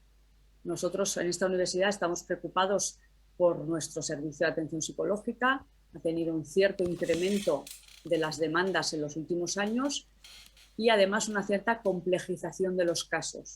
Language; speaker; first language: Spanish; native; Spanish